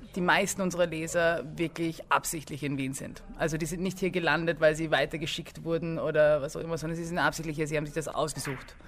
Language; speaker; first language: German; early bilingual, other home language; English